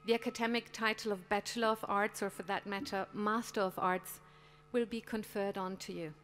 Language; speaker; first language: English; non-native, fluent; German